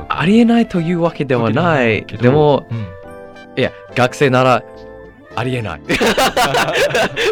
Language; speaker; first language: Japanese; non-native, learner; English